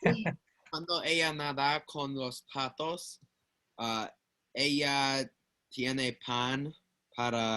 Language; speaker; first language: Spanish; non-native, learner; English